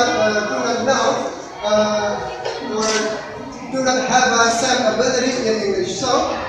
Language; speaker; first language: English; non-native, learner; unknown